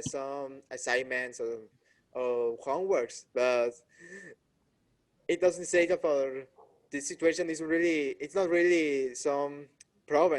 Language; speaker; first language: English; non-native, learner; Spanish